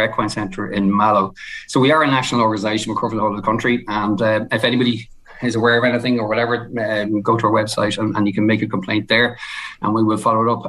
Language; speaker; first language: English; native; English